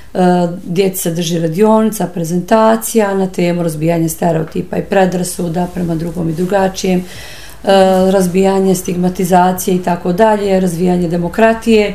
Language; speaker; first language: Croatian; native; Croatian